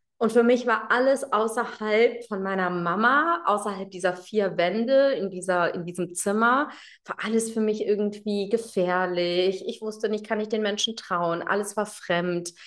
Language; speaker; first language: German; early bilingual, other home language; Tamil